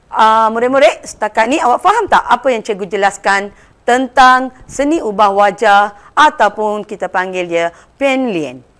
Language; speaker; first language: Malay; non-native, local second language; Tamil